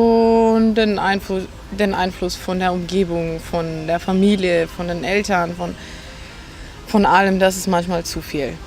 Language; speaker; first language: German; non-native, fluent; Macedonian